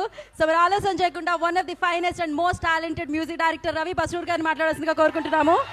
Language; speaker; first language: Telugu; native; Telugu